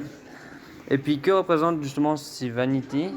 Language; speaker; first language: French; native; French